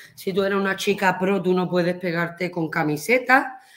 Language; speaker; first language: Spanish; early bilingual, heritage; Spanish